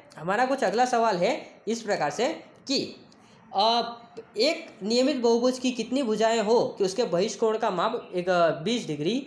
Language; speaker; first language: Hindi; non-native, local second language; Gujarati